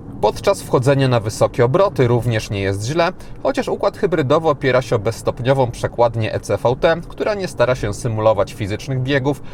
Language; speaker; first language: Polish; native; Polish